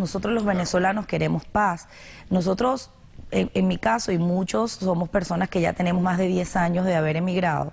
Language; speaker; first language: Spanish; native; Spanish